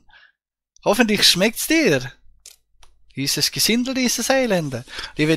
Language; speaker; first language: German; native; German